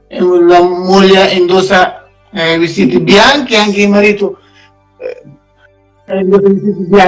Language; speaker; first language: Italian; non-native, learner; Persian